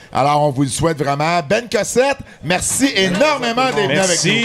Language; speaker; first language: French; native; French